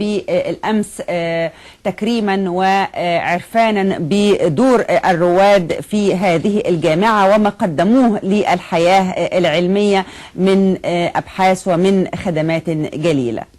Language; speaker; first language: Arabic; native; Arabic